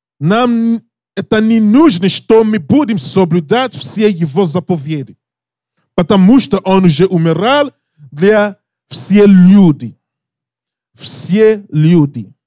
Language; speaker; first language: Russian; non-native, learner; English